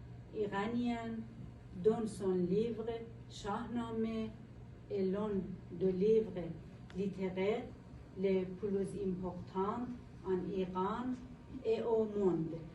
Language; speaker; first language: French; non-native, learner; Persian